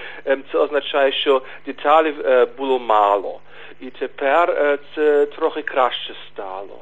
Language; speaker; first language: Ukrainian; non-native, fluent; German